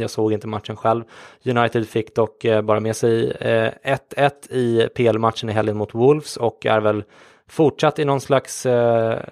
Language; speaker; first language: Swedish; native; Swedish